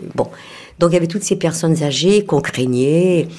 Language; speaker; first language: French; native; French